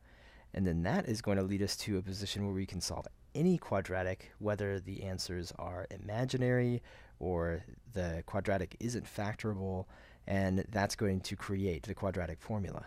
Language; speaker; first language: English; native; English